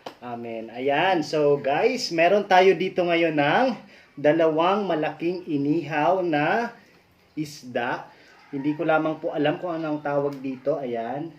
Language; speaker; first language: Filipino; non-native, local second language; Masbatenyo